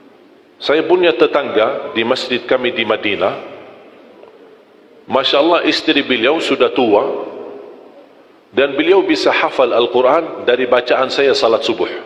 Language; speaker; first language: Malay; non-native, fluent; Arabic